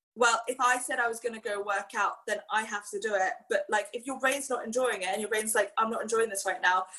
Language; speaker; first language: English; native; English